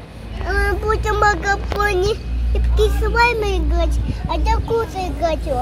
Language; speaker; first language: Russian; early bilingual, heritage; Russian